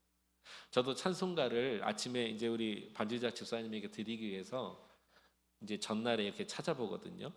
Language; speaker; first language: Korean; native; Korean